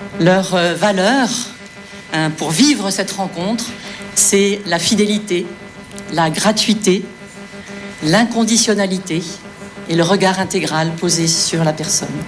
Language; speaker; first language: French; native; French